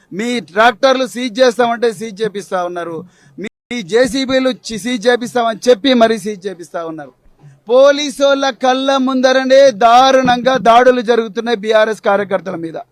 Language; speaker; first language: Telugu; native; Telugu